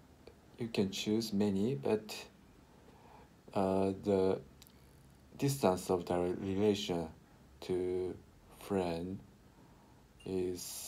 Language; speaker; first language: English; non-native, learner; Japanese